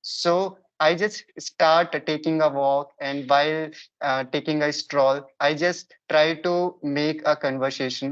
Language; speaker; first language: English; non-native, local second language; Hindi